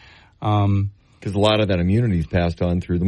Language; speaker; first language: English; native; English